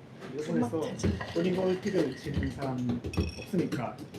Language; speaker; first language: Korean; non-native, learner; Japanese